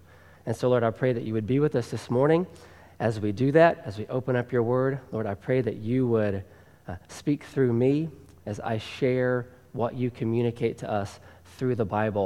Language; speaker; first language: English; native; English